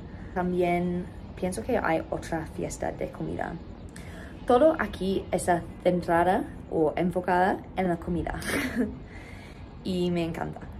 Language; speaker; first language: Spanish; non-native, fluent; English